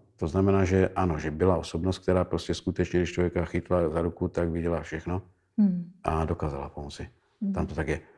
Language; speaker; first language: Czech; native; Czech